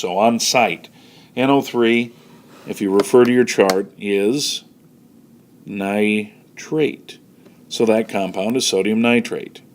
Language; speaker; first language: English; native; English